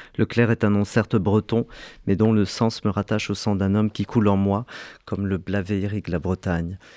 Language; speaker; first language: French; early bilingual, other home language; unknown